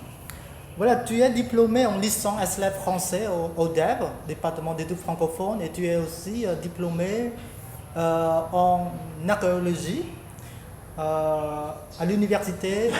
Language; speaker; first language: French; non-native, fluent; Khmer